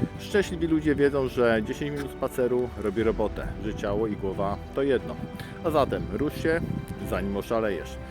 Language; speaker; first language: Polish; native; Polish